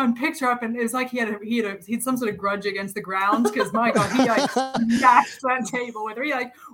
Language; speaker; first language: English; non-native, local second language; Cantonese